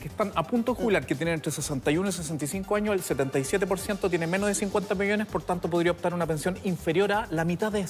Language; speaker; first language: Spanish; native; Spanish